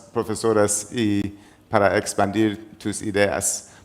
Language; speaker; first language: Spanish; non-native, learner; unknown